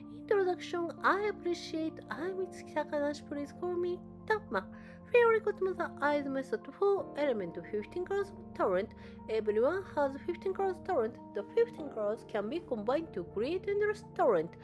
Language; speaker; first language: English; non-native, learner; Japanese